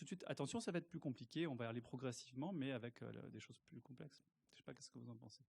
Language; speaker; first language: French; native; French